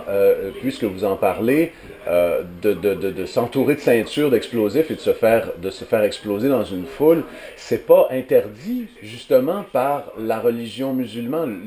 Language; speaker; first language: French; native; French